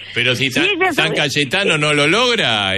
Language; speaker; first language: Spanish; native; Spanish